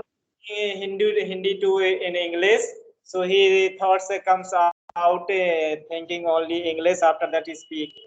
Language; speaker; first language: English; non-native, learner; Hindi